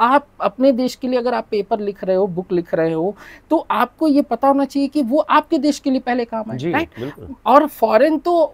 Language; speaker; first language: Hindi; native; Hindi